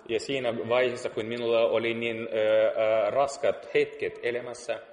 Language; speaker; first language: Finnish; non-native, learner; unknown